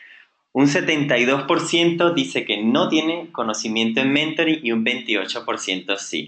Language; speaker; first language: Spanish; native; Spanish